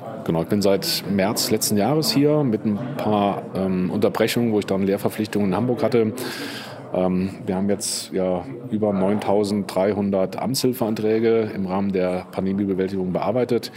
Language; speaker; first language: German; native; German